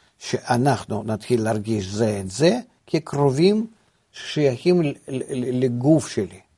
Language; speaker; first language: Hebrew; non-native, fluent; Russian